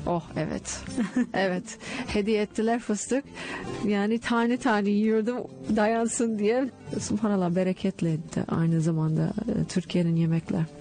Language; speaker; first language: Turkish; non-native, fluent; English